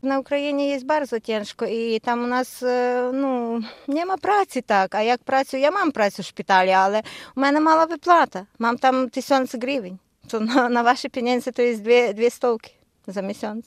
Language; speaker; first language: Polish; non-native, learner; Ukrainian